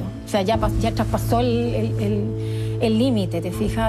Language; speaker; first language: Spanish; native; Spanish